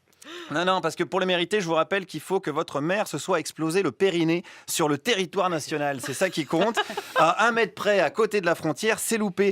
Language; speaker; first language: French; native; French